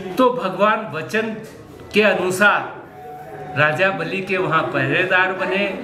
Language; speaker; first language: Hindi; native; Hindi